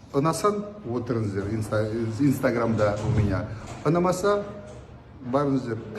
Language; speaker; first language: Kazakh; non-native, local second language; Russian